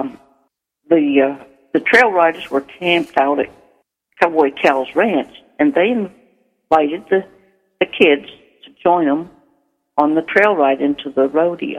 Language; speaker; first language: English; native; English